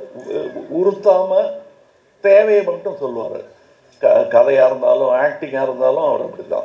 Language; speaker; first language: Tamil; native; Tamil